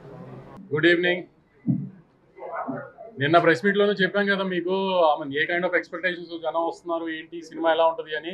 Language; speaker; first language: Telugu; native; Telugu